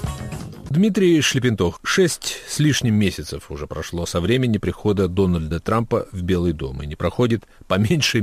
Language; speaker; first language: Russian; native; Russian